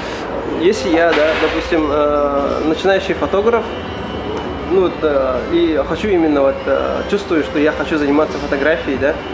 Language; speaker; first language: Russian; native; Russian